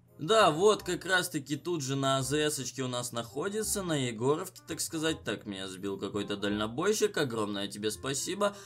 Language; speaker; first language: Russian; native; Russian